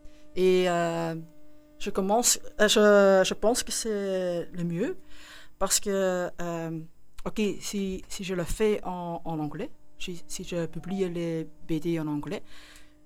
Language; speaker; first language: French; non-native, local second language; Dutch